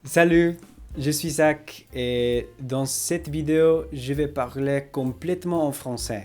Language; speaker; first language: French; non-native, learner; English